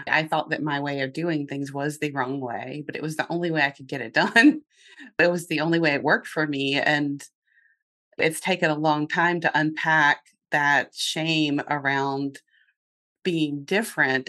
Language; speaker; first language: English; native; English